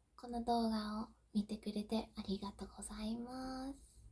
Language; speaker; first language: Japanese; non-native, learner; English